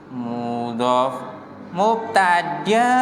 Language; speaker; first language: Arabic; non-native, fluent; Indonesian